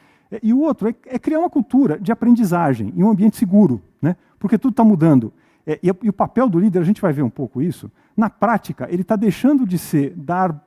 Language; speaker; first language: Portuguese; native; Portuguese